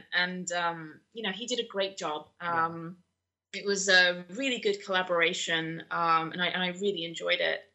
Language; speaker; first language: English; native; English